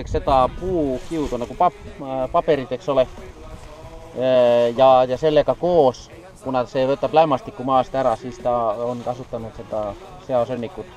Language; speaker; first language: Estonian; native; Estonian